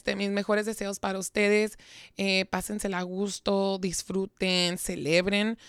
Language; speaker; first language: Spanish; early bilingual, heritage; Spanish